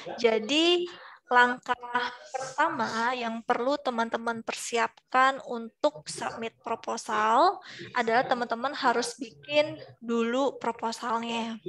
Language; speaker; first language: Indonesian; native; Indonesian